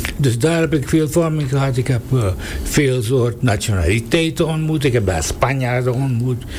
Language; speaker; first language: Dutch; native; Dutch